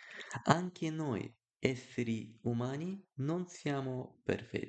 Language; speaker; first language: Italian; non-native, learner; Bulgarian